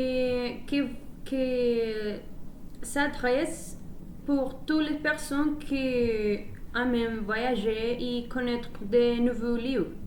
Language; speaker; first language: French; non-native, learner; Spanish